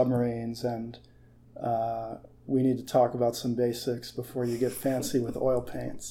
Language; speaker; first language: English; native; English